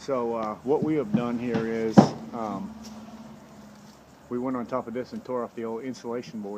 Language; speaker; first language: English; native; English